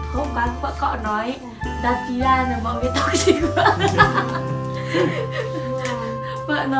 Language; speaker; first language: Vietnamese; non-native, learner; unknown